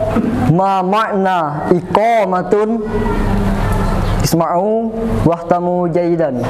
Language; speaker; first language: Arabic; non-native, learner; Indonesian